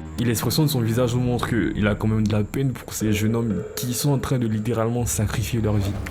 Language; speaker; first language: French; native; French